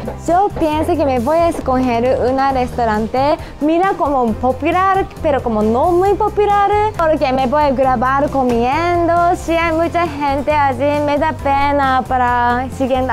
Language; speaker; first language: Spanish; non-native, learner; Japanese